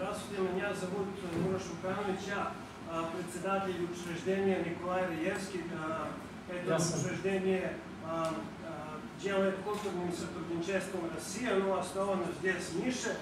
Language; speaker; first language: Russian; non-native, learner; Serbian